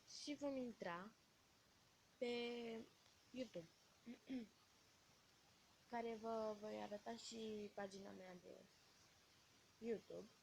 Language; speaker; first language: Romanian; native; Romanian